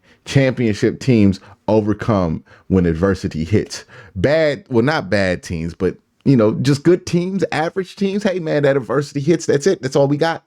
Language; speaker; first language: English; native; English